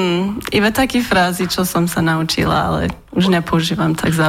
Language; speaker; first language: Slovak; non-native, learner; English